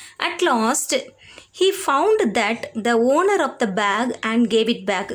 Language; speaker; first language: English; non-native, local second language; Tamil